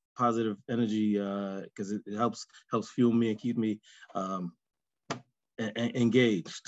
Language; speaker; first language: English; native; English